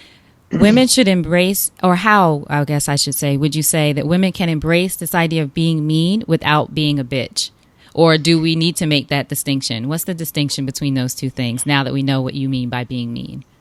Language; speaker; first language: English; native; English